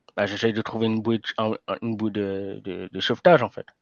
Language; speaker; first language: French; native; French